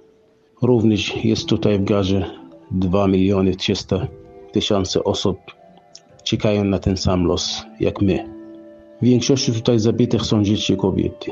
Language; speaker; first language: Polish; non-native, fluent; Arabic